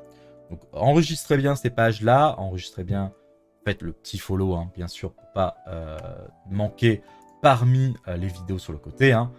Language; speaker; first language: French; native; French